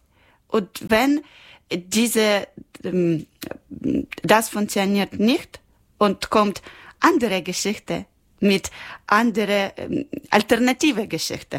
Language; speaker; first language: German; non-native, learner; Ukrainian